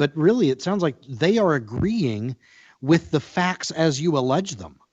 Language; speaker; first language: English; native; English